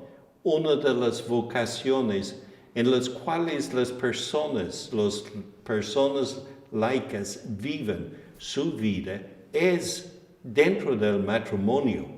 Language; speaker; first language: Spanish; non-native, fluent; English